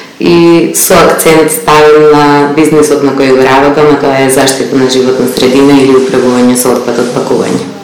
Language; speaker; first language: Macedonian; native; Macedonian